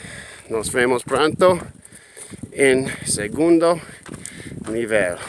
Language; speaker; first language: Spanish; non-native, learner; English